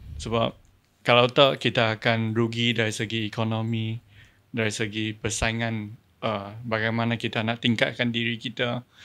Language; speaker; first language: Malay; non-native, local second language; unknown